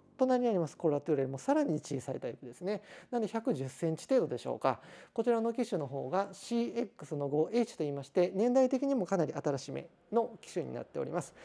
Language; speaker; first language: Japanese; native; Japanese